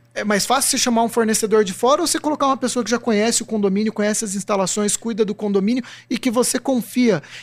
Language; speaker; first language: Portuguese; native; Portuguese